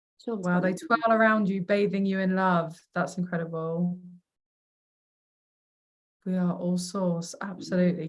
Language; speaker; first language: English; native; English